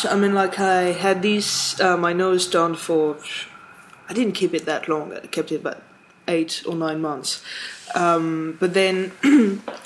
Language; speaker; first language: English; non-native, fluent; French